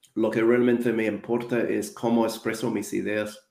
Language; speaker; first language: Spanish; non-native, fluent; English